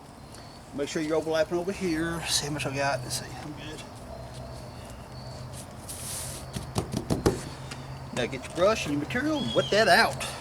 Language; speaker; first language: English; native; English